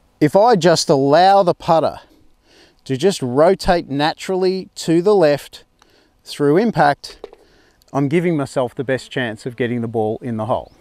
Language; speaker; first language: English; native; English